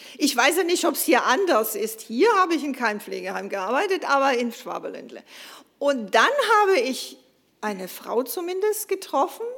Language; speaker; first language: German; non-native, fluent; Croatian